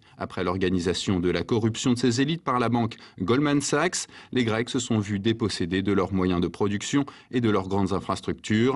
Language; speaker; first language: French; native; French